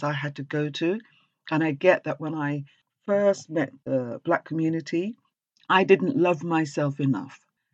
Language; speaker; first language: English; native; English